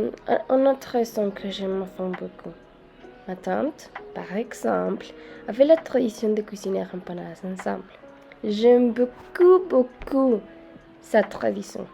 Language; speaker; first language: French; non-native, learner; Spanish